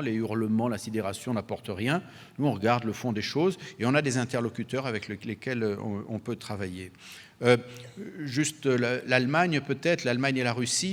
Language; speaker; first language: French; native; French